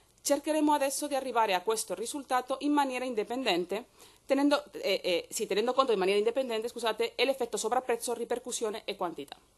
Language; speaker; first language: Italian; non-native, fluent; Spanish